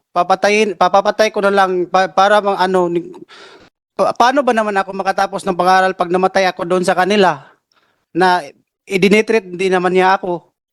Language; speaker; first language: Filipino; non-native, local second language; Cebuano